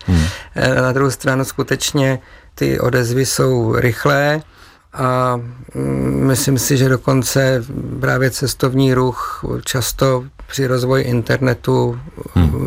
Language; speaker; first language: Czech; native; Czech